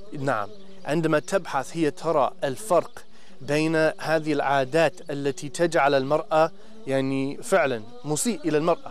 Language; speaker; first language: Arabic; non-native, fluent; English